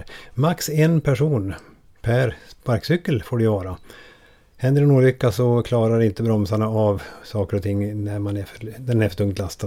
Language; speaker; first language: Swedish; native; Swedish